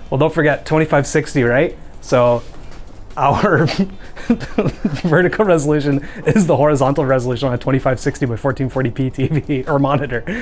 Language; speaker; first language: English; native; English